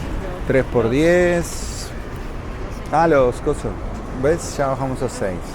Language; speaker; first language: Spanish; native; Spanish